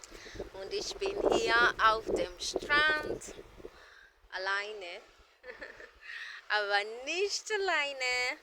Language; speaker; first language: German; non-native, learner; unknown